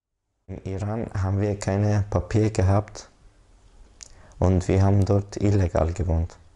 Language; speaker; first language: German; non-native, learner; Persian